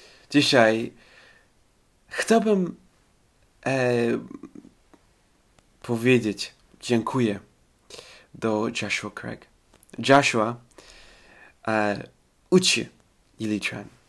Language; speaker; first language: Polish; non-native, learner; English